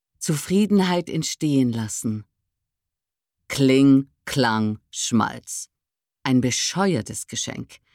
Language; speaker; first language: German; native; German